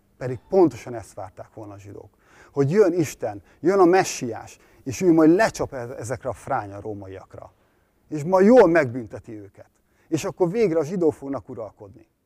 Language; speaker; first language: Hungarian; native; Hungarian